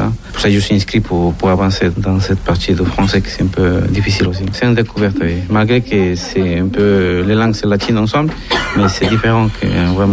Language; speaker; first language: French; non-native, learner; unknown